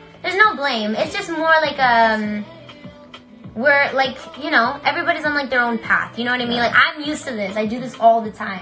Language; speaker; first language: English; early bilingual, other home language; Spanish